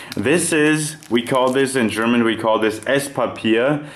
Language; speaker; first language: English; non-native, fluent; German